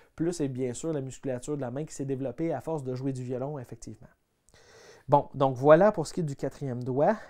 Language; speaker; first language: French; native; French